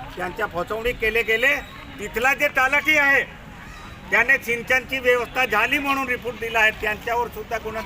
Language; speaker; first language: Marathi; non-native, local second language; Bhili